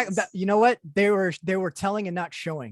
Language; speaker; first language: English; native; English